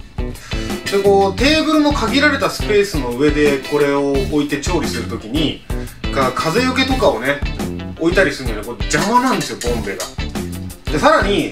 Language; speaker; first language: Japanese; native; Japanese